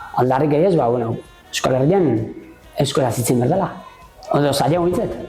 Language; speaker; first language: Basque; native; Basque